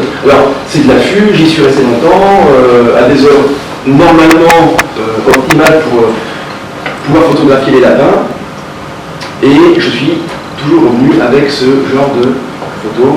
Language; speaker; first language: French; native; French